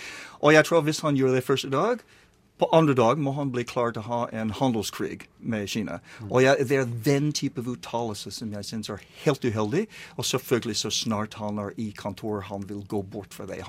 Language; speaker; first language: Norwegian; non-native, learner; English